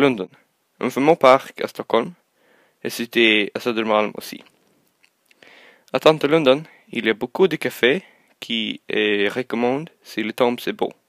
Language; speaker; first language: French; non-native, learner; Swedish